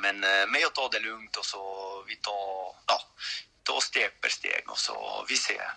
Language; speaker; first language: Swedish; non-native, learner; French